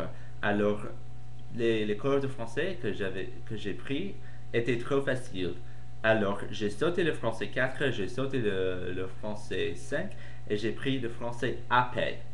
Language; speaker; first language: French; non-native, fluent; English